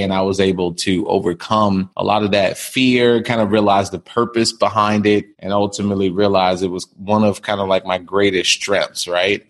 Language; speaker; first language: English; native; English